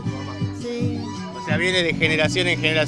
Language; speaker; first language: Spanish; native; Spanish